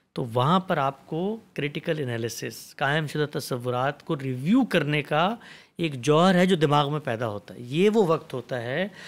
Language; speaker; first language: Urdu; native; Urdu